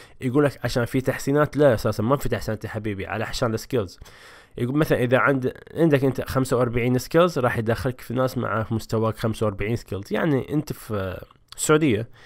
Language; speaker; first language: Arabic; native; Arabic